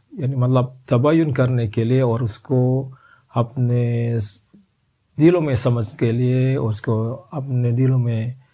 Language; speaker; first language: Urdu; non-native, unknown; Indonesian